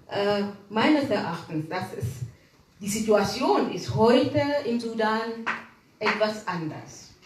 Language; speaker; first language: German; non-native, fluent; Arabic